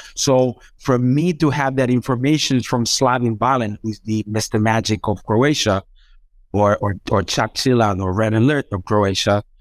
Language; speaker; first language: English; non-native, fluent; Croatian